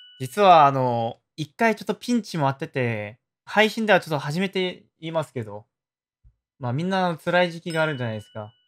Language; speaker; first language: Japanese; non-native, fluent; Korean